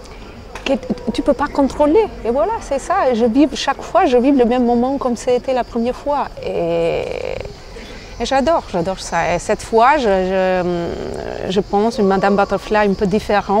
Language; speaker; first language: French; non-native, fluent; Albanian